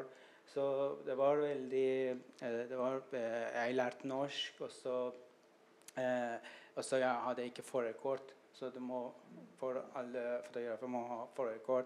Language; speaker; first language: Norwegian; non-native, learner; Persian